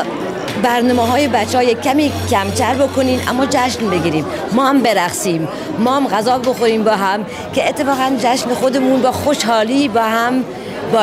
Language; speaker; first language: Persian; early bilingual, heritage; Persian